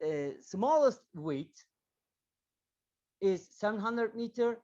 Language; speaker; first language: English; non-native, learner; Turkish